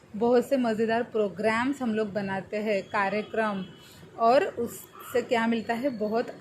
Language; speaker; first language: Hindi; non-native, local second language; Marathi